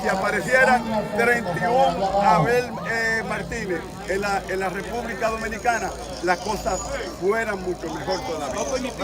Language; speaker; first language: Spanish; native; Spanish